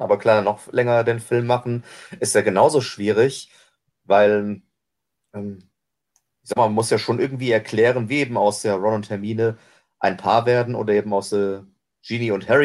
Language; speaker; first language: German; native; German